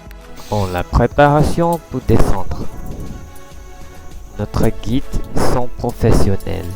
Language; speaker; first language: French; non-native, learner; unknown